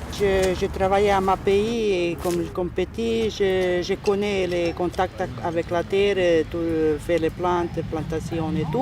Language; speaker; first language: French; non-native, learner; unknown